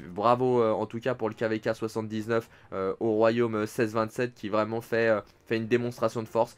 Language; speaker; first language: French; native; French